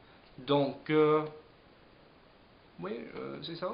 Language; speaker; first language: French; non-native, fluent; English